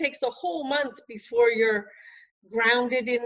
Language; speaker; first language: English; native; English